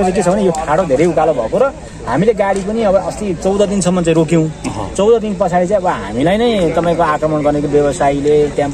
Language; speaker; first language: Nepali; native; Nepali